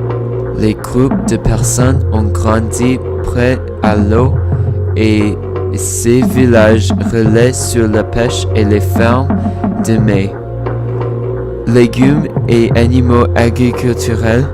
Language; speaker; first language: French; non-native, learner; English